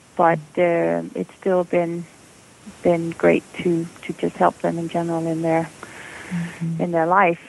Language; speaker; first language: English; non-native, fluent; Danish